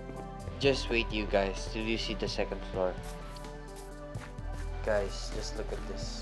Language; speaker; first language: English; non-native, local second language; Filipino